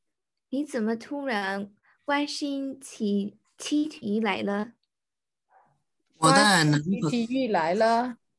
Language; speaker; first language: Chinese; non-native, learner; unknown